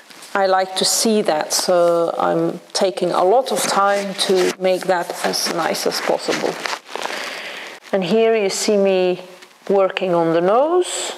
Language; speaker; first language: English; non-native, fluent; Dutch